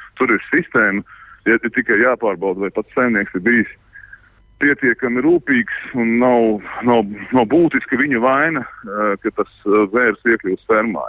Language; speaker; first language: Latvian; native; Latvian